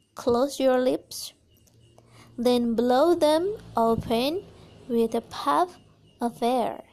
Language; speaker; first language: English; non-native, fluent; Indonesian